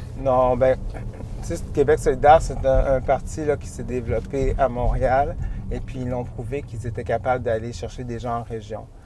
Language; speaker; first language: French; native; French